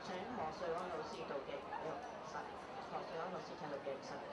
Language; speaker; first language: Chinese; native; Chinese